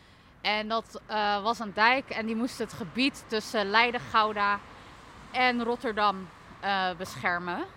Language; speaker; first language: Dutch; native; Dutch